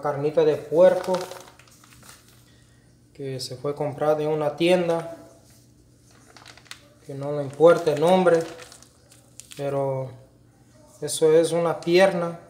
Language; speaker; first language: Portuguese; non-native, learner; Spanish